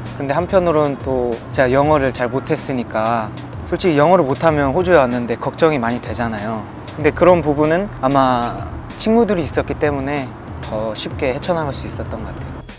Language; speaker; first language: Korean; native; Korean